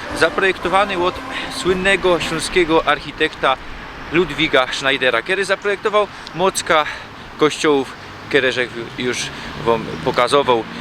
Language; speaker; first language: Polish; native; Polish